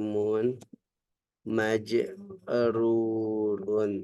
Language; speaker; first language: Arabic; non-native, fluent; Indonesian